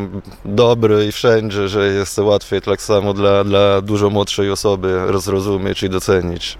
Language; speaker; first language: Polish; non-native, fluent; Italian